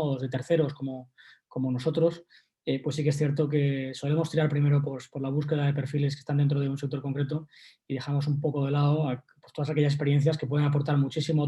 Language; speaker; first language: Spanish; native; Spanish